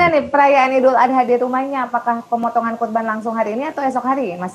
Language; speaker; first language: Indonesian; native; Indonesian